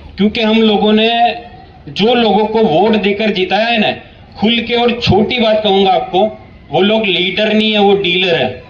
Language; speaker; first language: Hindi; non-native, local second language; Gujarati